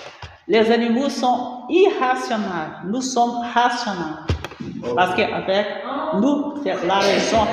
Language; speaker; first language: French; non-native, learner; Portuguese